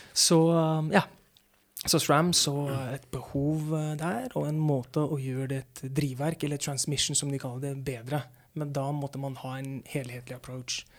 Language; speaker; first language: Norwegian; non-native, fluent; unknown